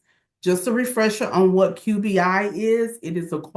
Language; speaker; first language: English; native; English